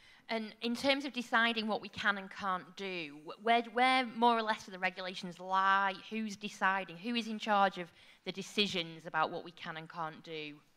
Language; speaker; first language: English; native; English